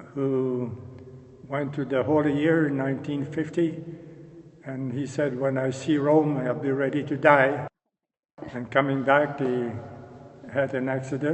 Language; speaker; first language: English; non-native, local second language; French